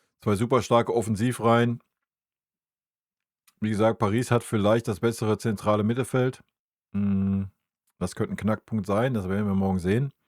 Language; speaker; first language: German; native; German